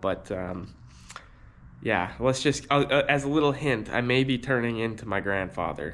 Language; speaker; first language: English; native; English